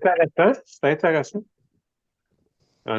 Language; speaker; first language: French; native; French